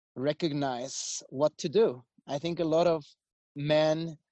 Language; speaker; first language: English; non-native, fluent; Swedish